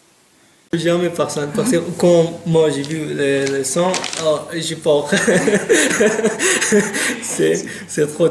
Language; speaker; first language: French; non-native, learner; Pashto